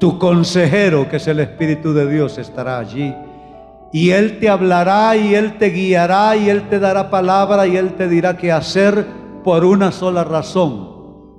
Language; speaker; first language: Spanish; native; Spanish